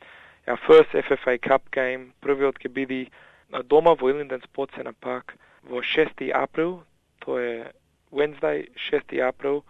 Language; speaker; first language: Macedonian; early bilingual, heritage; Macedonian